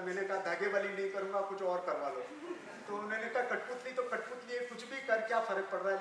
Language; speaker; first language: Hindi; native; Hindi